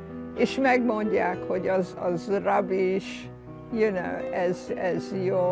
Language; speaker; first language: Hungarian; early bilingual, heritage; Hungarian